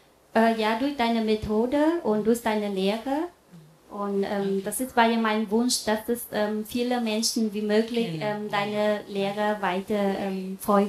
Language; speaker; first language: German; non-native, fluent; Vietnamese